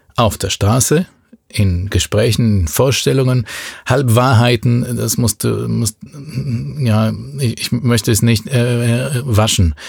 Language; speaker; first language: German; non-native, fluent; Hebrew